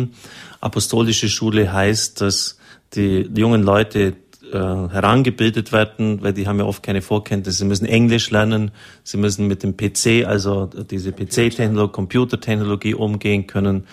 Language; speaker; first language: German; native; German